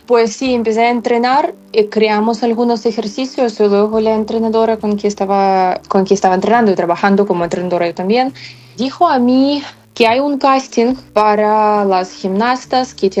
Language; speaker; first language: Spanish; non-native, fluent; Ukrainian